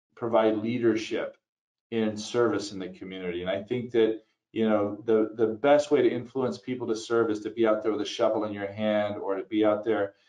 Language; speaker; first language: English; native; English